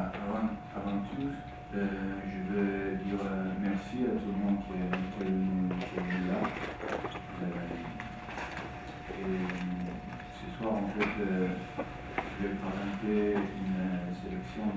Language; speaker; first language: French; non-native, fluent; Italian